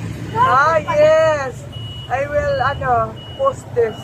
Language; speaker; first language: English; non-native, local second language; Filipino